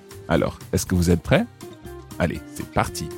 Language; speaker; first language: French; non-native, fluent; English